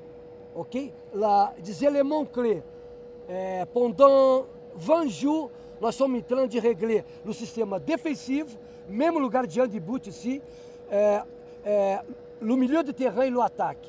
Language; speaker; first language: French; non-native, fluent; Portuguese